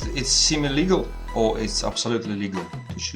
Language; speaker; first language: English; non-native, learner; Russian